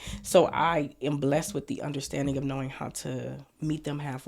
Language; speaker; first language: English; native; English